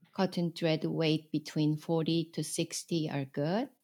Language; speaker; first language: English; non-native, fluent; Korean